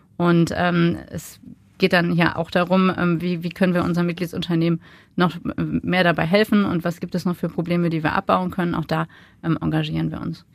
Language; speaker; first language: German; native; German